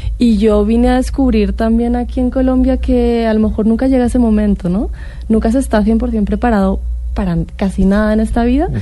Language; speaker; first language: Spanish; non-native, local second language; Catalan